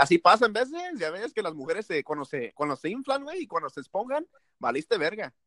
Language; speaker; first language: Spanish; early bilingual, heritage; Spanish